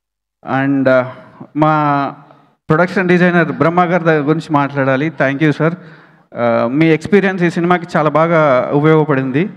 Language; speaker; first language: Telugu; native; Telugu